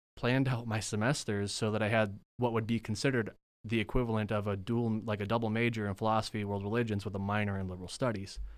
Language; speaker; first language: English; native; English